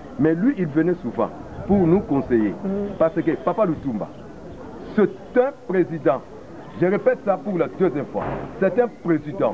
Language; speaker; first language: French; non-native, local second language; Lingala